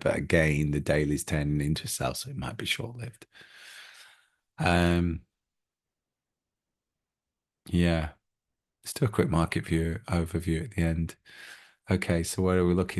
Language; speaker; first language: English; native; English